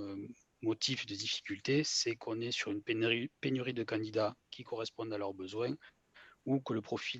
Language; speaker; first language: French; native; French